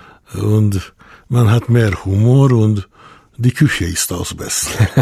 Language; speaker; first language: German; non-native, fluent; Hungarian